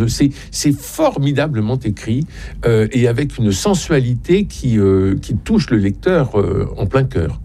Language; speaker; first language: French; native; French